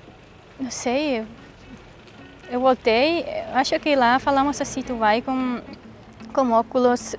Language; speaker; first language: Portuguese; non-native, fluent; Swiss German